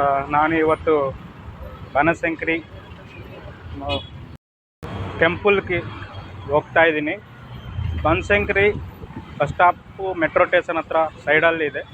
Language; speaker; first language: Kannada; non-native, learner; Telugu